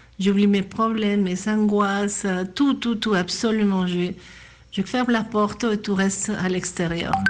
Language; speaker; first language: French; non-native, fluent; Spanish